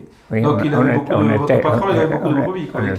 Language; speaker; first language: French; native; French